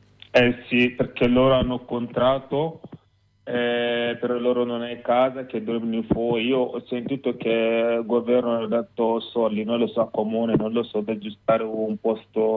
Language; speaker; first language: Italian; non-native, learner; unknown